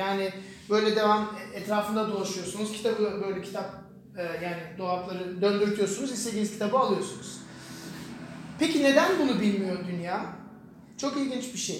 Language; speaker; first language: Turkish; non-native, fluent; German